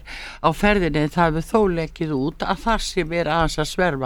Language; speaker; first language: Icelandic; native; Icelandic